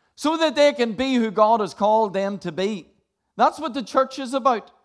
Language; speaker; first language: English; native; English